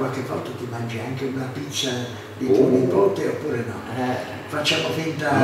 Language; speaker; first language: Italian; native; Italian